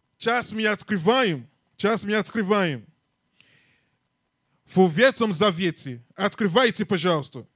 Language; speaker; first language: Russian; non-native, learner; English